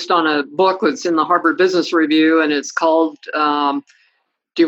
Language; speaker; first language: English; native; English